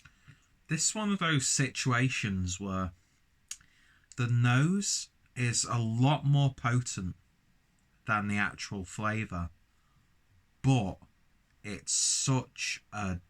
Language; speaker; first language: English; native; English